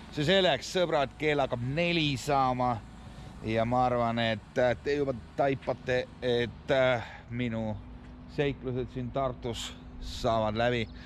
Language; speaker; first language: Estonian; native; Estonian